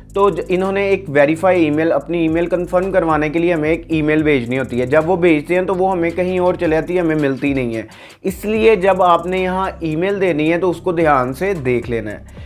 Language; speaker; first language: Urdu; native; Urdu